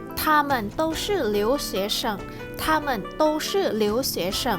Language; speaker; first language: Chinese; non-native, fluent; Thai